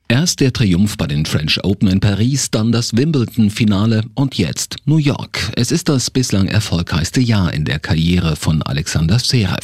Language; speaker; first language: German; native; German